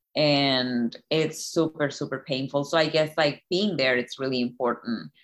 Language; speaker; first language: English; non-native, fluent; Spanish